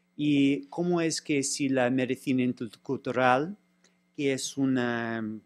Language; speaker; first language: Spanish; non-native, fluent; English